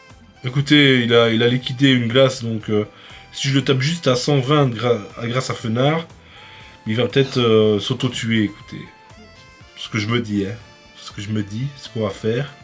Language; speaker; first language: French; native; French